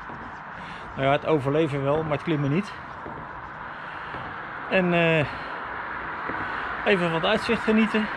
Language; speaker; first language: Dutch; native; Dutch